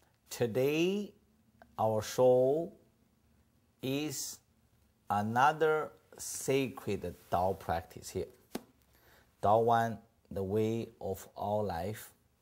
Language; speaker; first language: English; non-native, fluent; Chinese